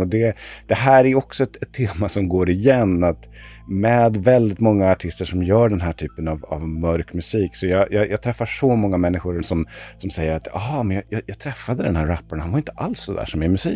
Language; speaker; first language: Swedish; native; Swedish